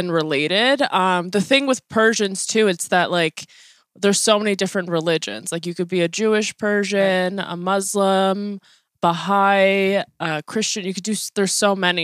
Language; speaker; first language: English; early bilingual, other home language; Persian